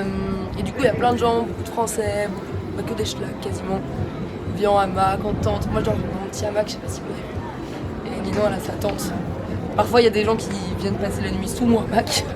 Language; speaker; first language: French; native; French